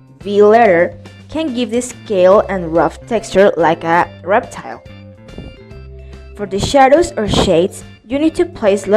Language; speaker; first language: English; non-native, learner; Spanish